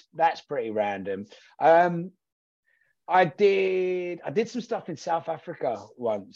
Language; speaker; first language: English; native; English